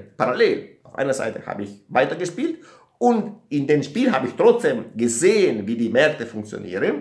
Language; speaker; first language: German; non-native, learner; Italian